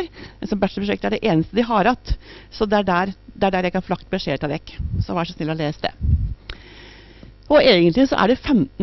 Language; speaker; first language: Norwegian; native; Norwegian